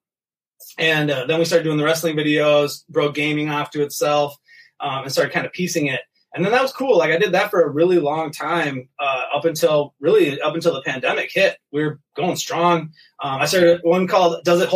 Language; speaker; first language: English; native; English